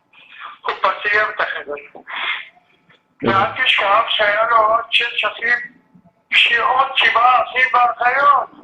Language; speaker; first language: Hebrew; early bilingual, other home language; Arabic